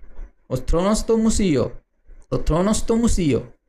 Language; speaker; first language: Greek; non-native, learner; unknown